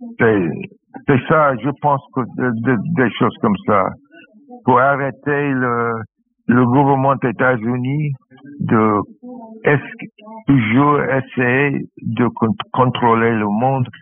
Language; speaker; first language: French; non-native, learner; English